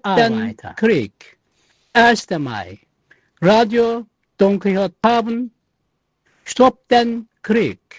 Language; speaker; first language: German; non-native, learner; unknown